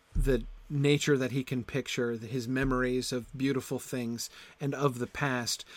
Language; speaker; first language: English; native; English